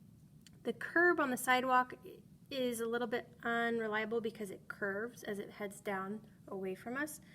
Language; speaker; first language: English; native; English